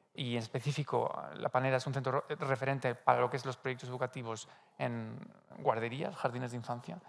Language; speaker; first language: Spanish; native; Spanish